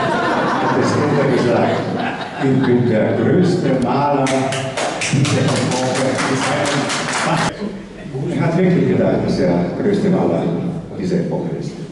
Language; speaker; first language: German; non-native, fluent; Slovenian